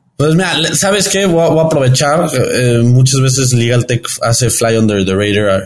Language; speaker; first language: Spanish; early bilingual, heritage; Spanish